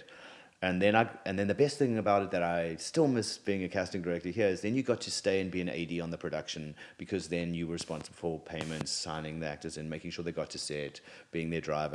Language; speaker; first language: English; native; English